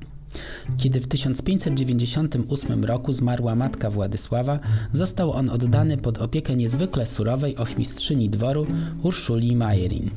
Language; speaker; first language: Polish; native; Polish